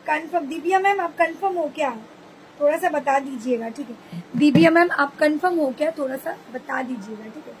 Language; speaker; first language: Hindi; non-native, local second language; Bangla